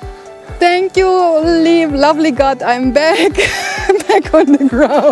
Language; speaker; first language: English; non-native, learner; German